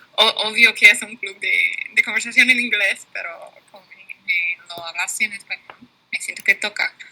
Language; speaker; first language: Spanish; non-native, fluent; English